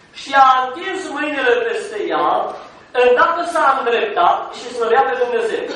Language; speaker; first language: Romanian; non-native, fluent; German